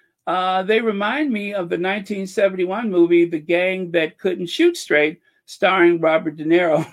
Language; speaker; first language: English; native; English